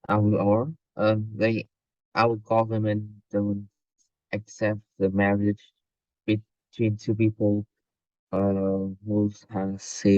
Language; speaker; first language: English; non-native, learner; Vietnamese